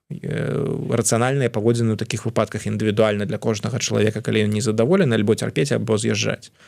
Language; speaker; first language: Belarusian; non-native, local second language; Russian